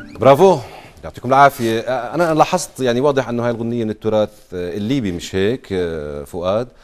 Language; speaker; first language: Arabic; native; Arabic